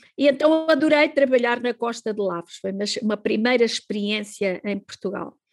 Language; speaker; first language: Portuguese; native; Portuguese